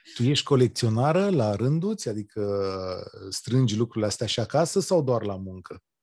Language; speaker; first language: Romanian; native; Romanian